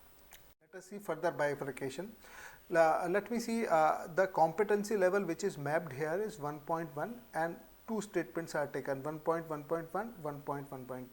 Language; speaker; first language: English; non-native, local second language; Hindi